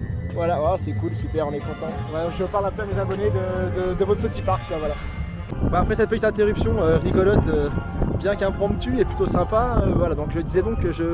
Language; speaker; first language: French; native; French